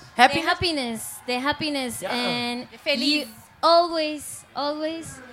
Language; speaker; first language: English; non-native, learner; Spanish